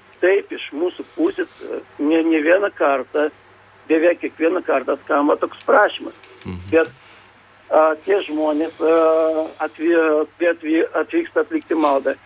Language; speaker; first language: Lithuanian; non-native, local second language; Russian